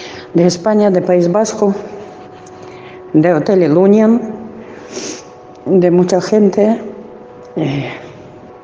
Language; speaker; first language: Spanish; non-native, fluent; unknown